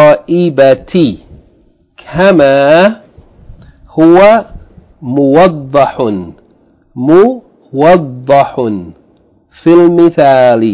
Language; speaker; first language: Arabic; non-native, fluent; English